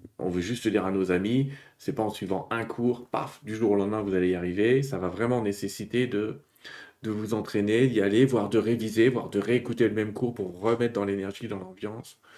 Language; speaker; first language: French; native; French